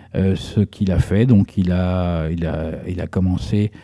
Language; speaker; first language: French; native; French